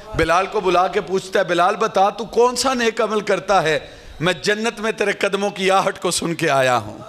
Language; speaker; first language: Urdu; non-native, local second language; Punjabi